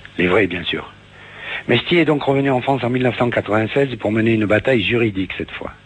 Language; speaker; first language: French; native; French